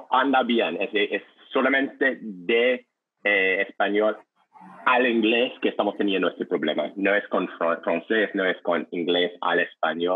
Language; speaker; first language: Spanish; non-native, learner; English